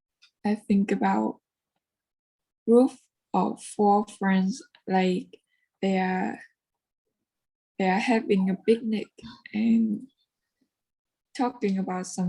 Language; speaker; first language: English; non-native, learner; Vietnamese